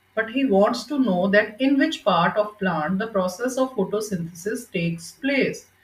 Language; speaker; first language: English; non-native, local second language; Punjabi